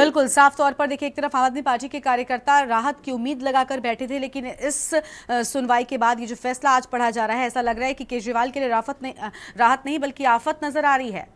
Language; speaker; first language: Hindi; native; Hindi